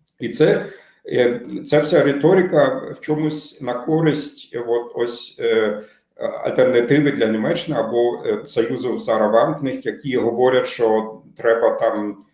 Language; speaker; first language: Ukrainian; non-native, fluent; German